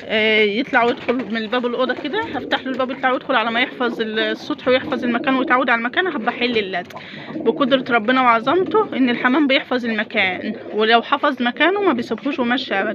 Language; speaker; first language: Arabic; native; Arabic